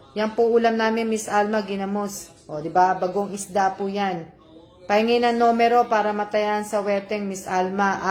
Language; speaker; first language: Filipino; non-native, local second language; Cebuano